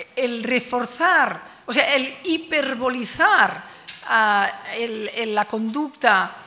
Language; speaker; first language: Spanish; non-native, local second language; Catalan